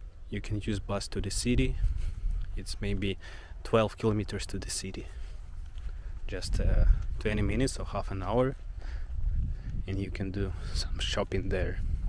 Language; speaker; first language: English; non-native, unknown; Ukrainian